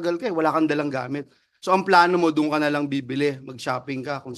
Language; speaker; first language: Filipino; native; Filipino